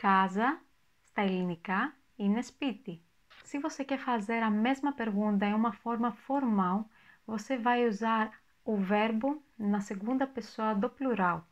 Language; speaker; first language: Portuguese; non-native, fluent; Greek